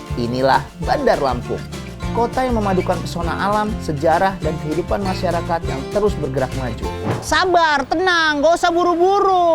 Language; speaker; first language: Indonesian; native; Indonesian